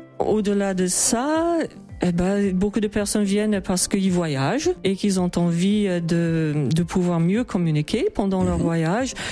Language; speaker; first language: French; non-native, fluent; English